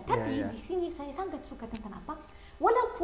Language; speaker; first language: Indonesian; non-native, learner; Arabic